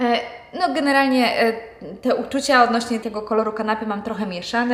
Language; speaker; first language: Polish; native; Polish